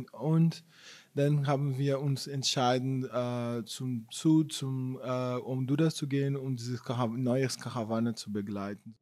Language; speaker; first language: German; non-native, fluent; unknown